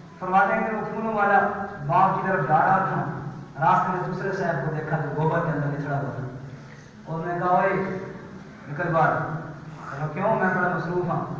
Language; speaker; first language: Urdu; non-native, local second language; Punjabi